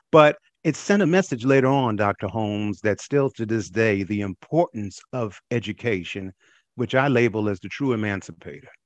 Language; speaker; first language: English; native; English